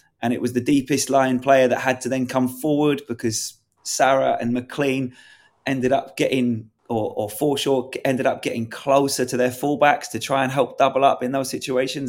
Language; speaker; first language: English; native; English